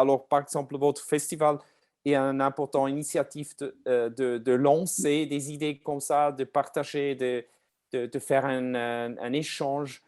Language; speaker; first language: French; non-native, learner; German